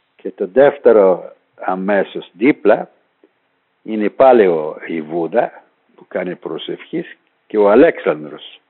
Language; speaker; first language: Greek; non-native, fluent; Persian